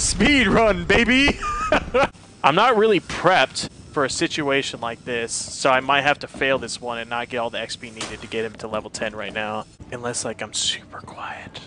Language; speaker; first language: English; native; English